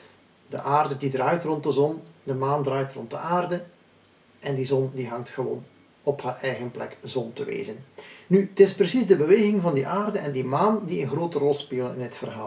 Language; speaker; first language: Dutch; native; Dutch